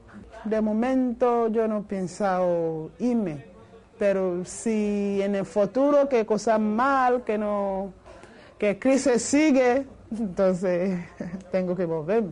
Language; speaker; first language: Spanish; non-native, learner; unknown